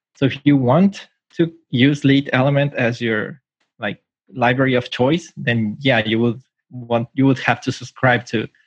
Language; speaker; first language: English; non-native, fluent; Spanish